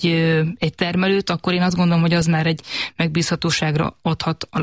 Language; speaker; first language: Hungarian; native; Hungarian